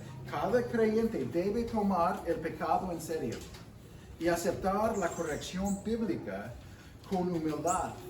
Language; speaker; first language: Spanish; non-native, fluent; English